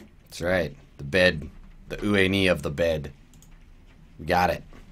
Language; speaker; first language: English; native; English